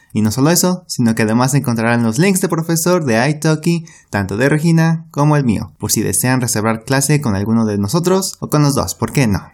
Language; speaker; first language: Spanish; native; Spanish